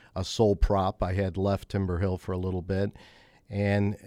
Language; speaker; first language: English; native; English